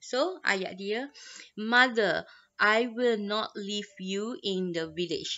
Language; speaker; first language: English; non-native, local second language; Malay